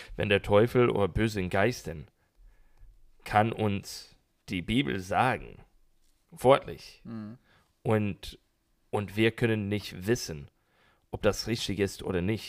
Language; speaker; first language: German; non-native, learner; English